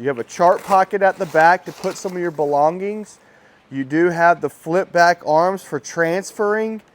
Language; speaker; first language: English; native; English